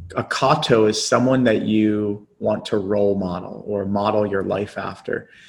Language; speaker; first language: English; native; English